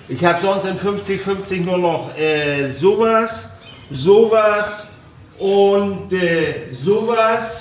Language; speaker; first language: German; native; German